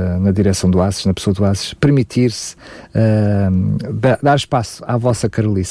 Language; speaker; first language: Portuguese; native; Portuguese